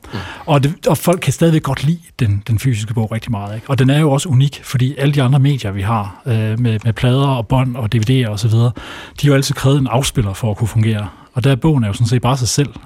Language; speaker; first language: Danish; native; Danish